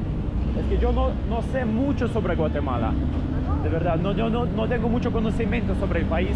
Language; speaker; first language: Spanish; non-native, fluent; Russian